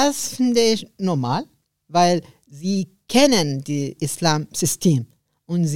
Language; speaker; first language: German; non-native, learner; Arabic